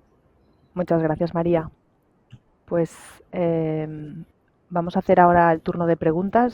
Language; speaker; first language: Spanish; native; Spanish